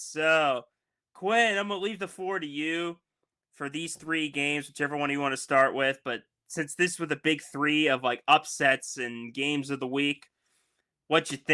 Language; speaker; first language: English; native; English